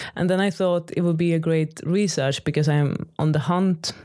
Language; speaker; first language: English; non-native, fluent; Swedish